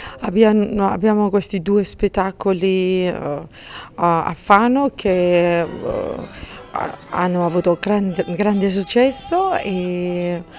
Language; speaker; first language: Italian; non-native, fluent; Georgian